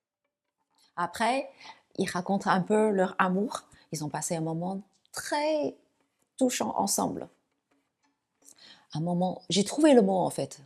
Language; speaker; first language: French; non-native, fluent; Chinese